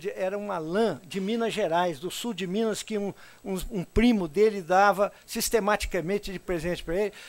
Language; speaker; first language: Portuguese; native; Portuguese